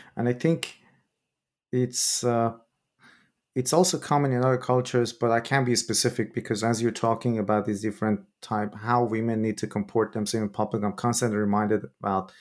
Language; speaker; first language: English; non-native, fluent; Persian